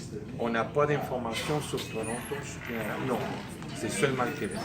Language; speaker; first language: French; native; French